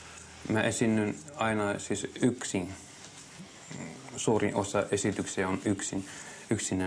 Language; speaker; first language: Finnish; non-native, fluent; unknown